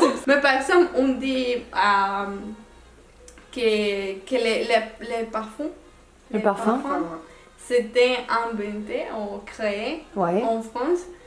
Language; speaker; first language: French; non-native, local second language; Spanish